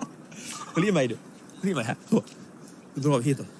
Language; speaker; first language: Swedish; native; Swedish